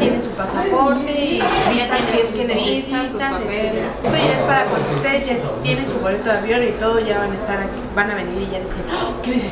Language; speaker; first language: Spanish; native; Spanish